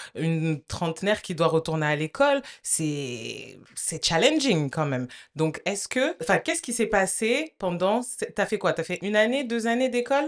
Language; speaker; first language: French; native; French